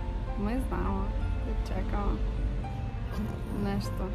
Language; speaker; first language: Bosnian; non-native, learner; Russian